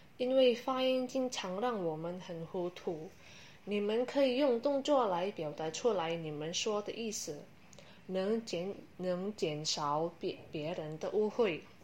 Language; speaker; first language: Chinese; non-native, learner; Indonesian